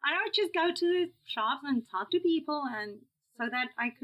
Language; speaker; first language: English; non-native, fluent; Spanish